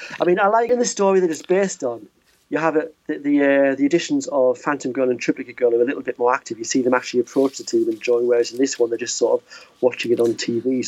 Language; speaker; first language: English; native; English